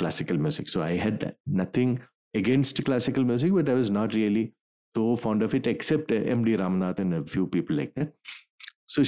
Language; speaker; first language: English; non-native, local second language; Malayalam